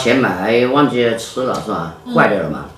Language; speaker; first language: Chinese; native; Chinese